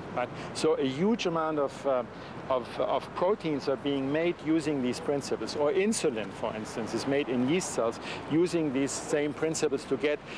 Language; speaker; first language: English; non-native, fluent; German